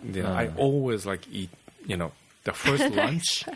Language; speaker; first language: English; non-native, fluent; Japanese